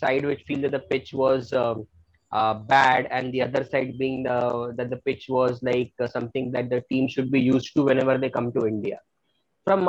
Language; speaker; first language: English; non-native, local second language; Marathi